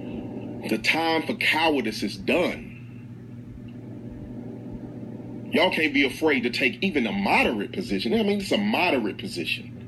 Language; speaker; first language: English; native; English